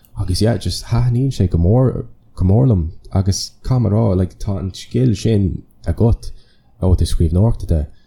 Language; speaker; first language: Irish; non-native, local second language; English